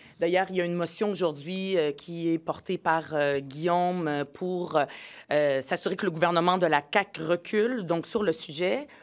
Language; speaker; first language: French; early bilingual, other home language; Arabic